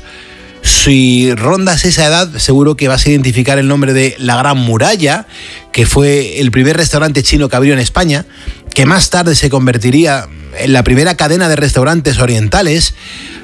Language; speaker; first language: Spanish; native; Spanish